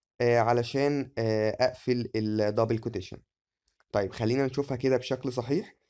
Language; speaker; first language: Arabic; native; Arabic